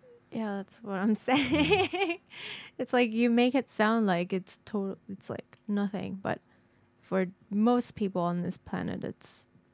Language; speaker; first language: English; non-native, fluent; Japanese